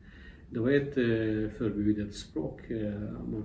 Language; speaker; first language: Swedish; non-native, local second language; Kurdish